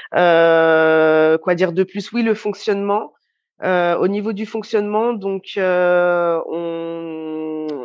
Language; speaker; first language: French; native; French